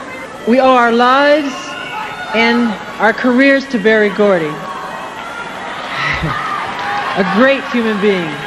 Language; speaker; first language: English; native; English